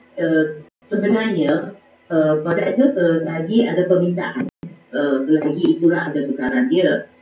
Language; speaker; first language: Malay; non-native, local second language; Chinese